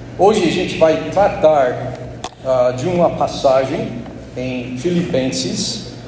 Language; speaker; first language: Portuguese; non-native, fluent; English